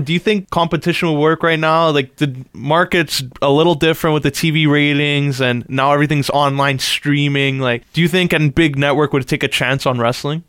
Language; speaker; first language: English; native; English